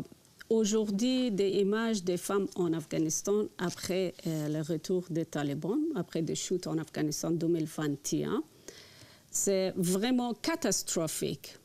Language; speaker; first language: French; non-native, learner; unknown